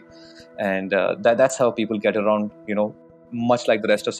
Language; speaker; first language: English; non-native, local second language; Hindi